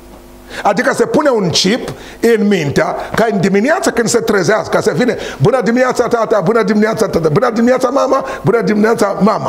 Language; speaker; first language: Romanian; non-native, learner; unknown